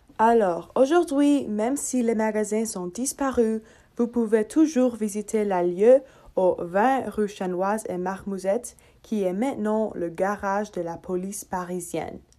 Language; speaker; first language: French; non-native, learner; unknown